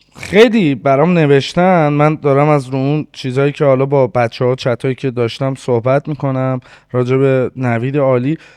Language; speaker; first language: Persian; native; Persian